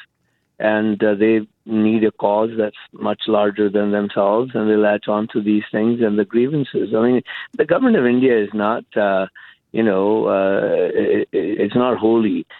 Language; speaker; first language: English; non-native, local second language; Punjabi